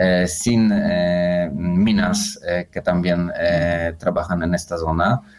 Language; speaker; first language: Spanish; non-native, learner; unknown